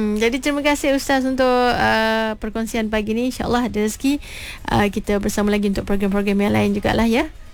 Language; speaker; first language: Malay; native; Malay